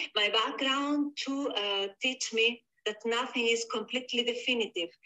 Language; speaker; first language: English; non-native, learner; Spanish